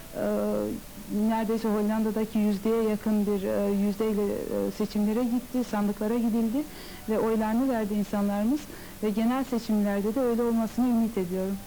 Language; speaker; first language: Turkish; early bilingual, heritage; Turkish